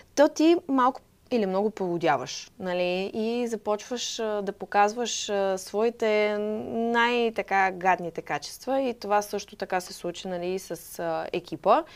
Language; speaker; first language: Bulgarian; non-native, fluent; Russian